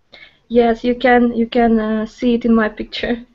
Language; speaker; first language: English; non-native, learner; Russian